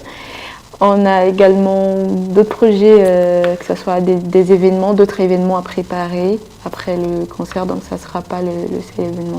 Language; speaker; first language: French; non-native, local second language; Sango